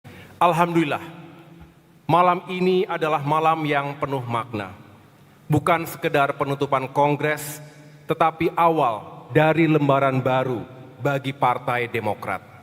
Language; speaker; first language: Indonesian; native; Indonesian